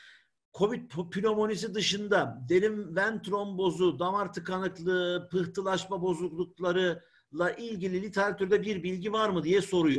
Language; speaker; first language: Turkish; native; Turkish